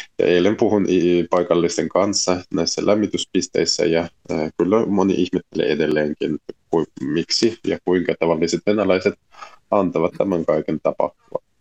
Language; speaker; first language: Finnish; non-native, fluent; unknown